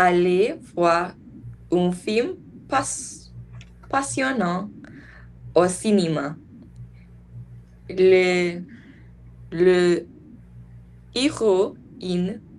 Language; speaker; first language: French; non-native, learner; English